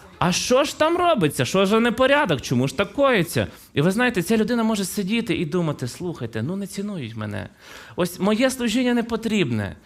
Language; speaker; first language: Ukrainian; non-native, local second language; Russian